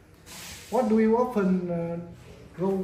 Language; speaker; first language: English; non-native, learner; Vietnamese